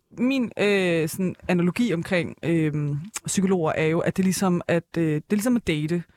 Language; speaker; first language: Danish; early bilingual, other home language; Persian